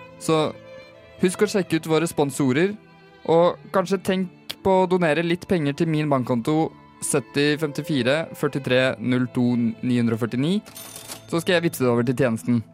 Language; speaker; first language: Norwegian; native; Norwegian